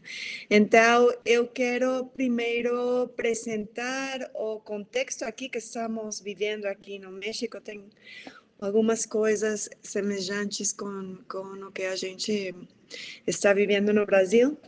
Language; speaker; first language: Portuguese; non-native, fluent; Spanish